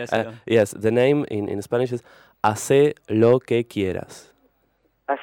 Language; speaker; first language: English; non-native, fluent; Spanish